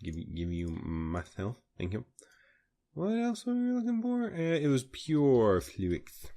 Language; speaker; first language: English; native; English